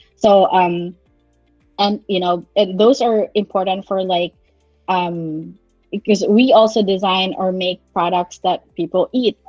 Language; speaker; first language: English; non-native, local second language; Cebuano